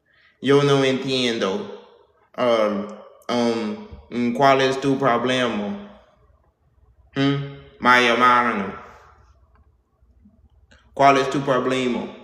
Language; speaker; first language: Spanish; non-native, learner; English